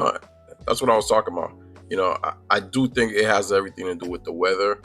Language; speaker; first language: English; native; English